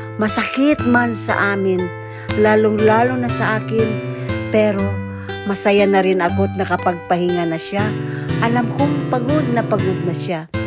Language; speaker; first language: Filipino; native; Filipino